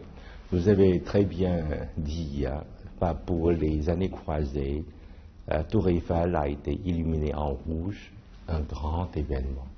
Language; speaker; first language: French; non-native, fluent; Chinese